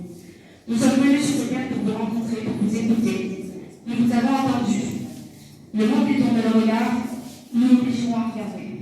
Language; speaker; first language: French; native; French